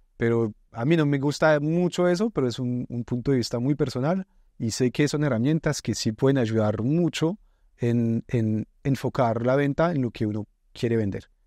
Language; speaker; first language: Spanish; non-native, fluent; French